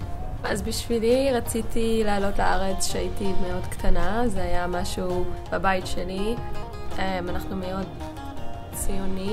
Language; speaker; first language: Hebrew; non-native, learner; English